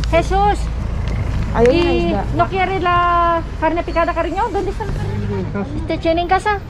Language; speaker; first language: Spanish; non-native, learner; Filipino